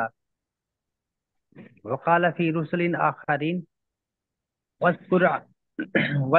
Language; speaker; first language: Arabic; non-native, learner; Urdu